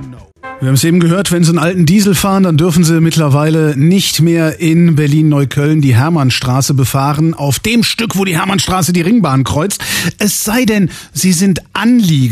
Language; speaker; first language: German; native; German